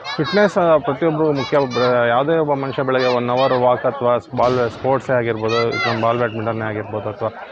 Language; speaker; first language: Kannada; native; Kannada